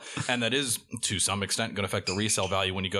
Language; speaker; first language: English; native; English